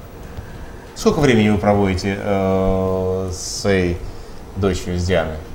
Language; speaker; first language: Russian; native; Russian